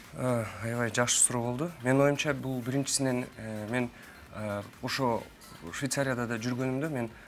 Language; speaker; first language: Kyrgyz; native; Kyrgyz